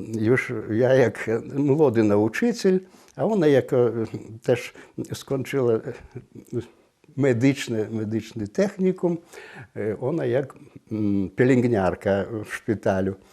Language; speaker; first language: Polish; non-native, local second language; Belarusian